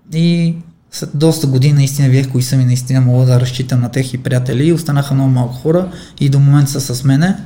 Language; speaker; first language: Bulgarian; non-native, fluent; Armenian